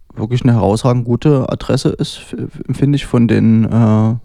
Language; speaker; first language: German; native; German